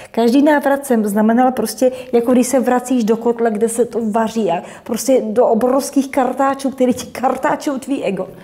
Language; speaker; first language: Czech; native; Czech